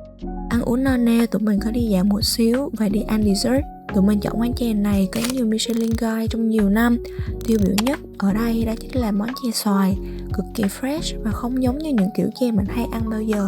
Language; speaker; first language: Vietnamese; native; Vietnamese